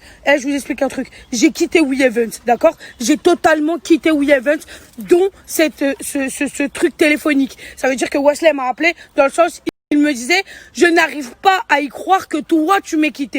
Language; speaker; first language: French; native; French